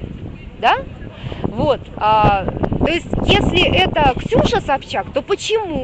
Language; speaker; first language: Russian; native; Russian